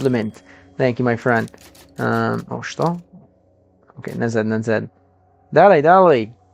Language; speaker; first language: Russian; non-native, learner; English